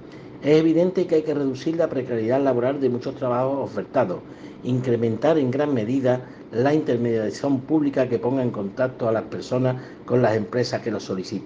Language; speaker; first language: Spanish; native; Spanish